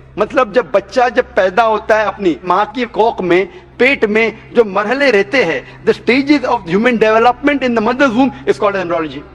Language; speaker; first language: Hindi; non-native, local second language; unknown